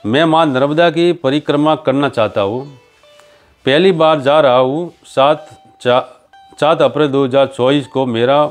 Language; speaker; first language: Hindi; native; Hindi